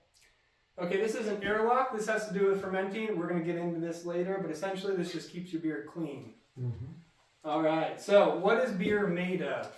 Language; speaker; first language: English; native; English